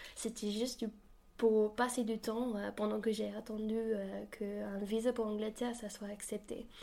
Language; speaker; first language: French; non-native, fluent; English